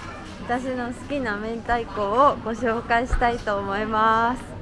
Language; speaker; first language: Japanese; native; Japanese